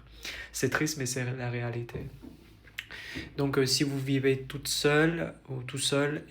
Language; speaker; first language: French; non-native, fluent; Vietnamese